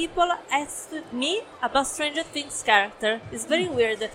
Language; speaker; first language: English; non-native, learner; Italian